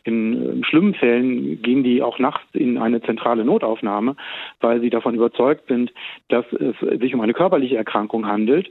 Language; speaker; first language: German; native; German